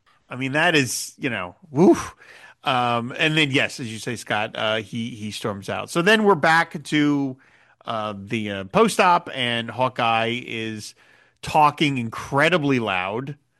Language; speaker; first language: English; native; English